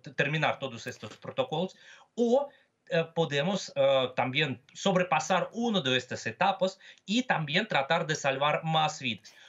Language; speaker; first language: Spanish; non-native, fluent; Russian